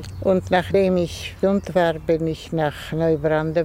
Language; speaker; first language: German; non-native, fluent; Polish